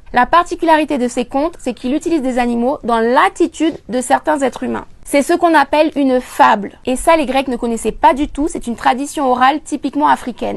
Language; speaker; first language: French; native; French